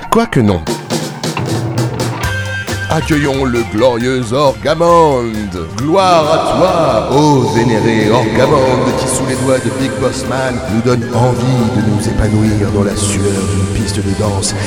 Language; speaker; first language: French; native; French